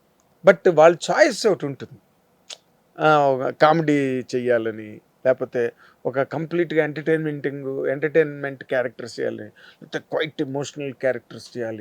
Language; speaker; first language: Telugu; native; Telugu